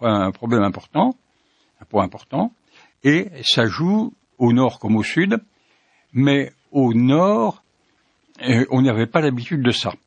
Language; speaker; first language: French; native; French